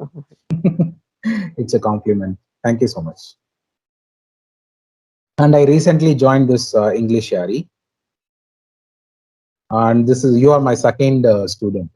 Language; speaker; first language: English; non-native, local second language; Tamil